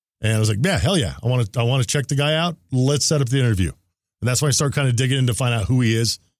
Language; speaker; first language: English; native; English